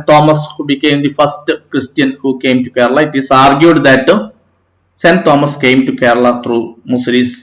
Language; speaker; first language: English; non-native, local second language; Malayalam